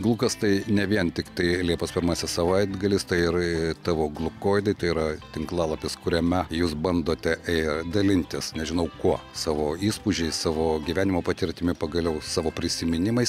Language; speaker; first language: Lithuanian; native; Lithuanian